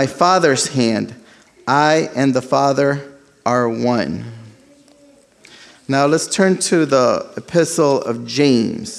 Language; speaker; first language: English; early bilingual, other home language; Spanish